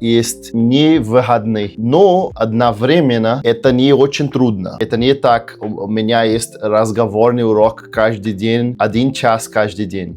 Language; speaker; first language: Russian; non-native, learner; Portuguese